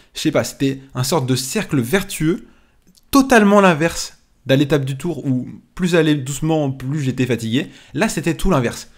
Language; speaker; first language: French; native; French